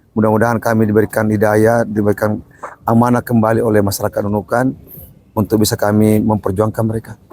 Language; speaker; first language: Indonesian; non-native, local second language; Buginese